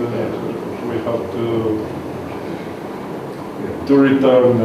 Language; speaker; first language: English; non-native, learner; Romanian